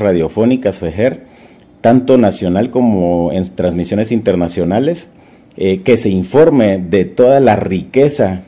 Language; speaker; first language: Spanish; native; Spanish